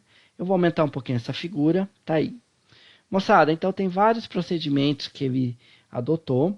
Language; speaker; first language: Portuguese; native; Portuguese